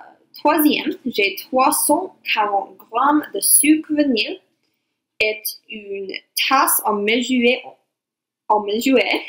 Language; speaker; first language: French; non-native, learner; English